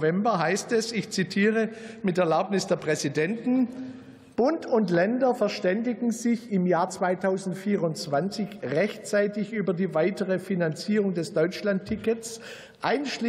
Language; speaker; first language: German; native; German